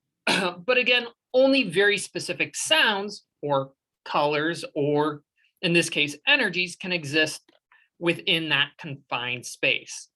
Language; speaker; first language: English; native; English